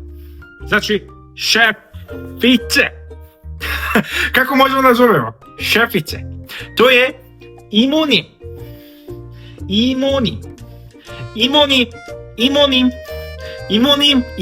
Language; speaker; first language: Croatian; non-native, fluent; Korean